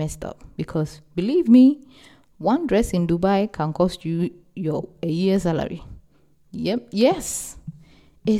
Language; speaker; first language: English; non-native, local second language; Akan